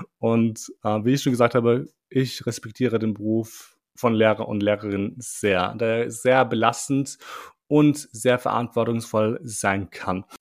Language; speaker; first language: German; early bilingual, other home language; Albanian